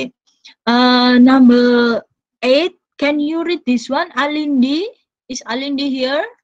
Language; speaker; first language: English; non-native, fluent; Indonesian